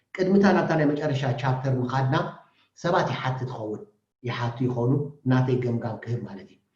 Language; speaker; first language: Tigrinya; native; Tigrinya